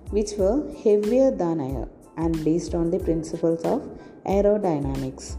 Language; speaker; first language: English; non-native, local second language; Malayalam